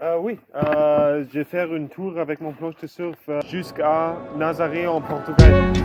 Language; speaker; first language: French; non-native, learner; German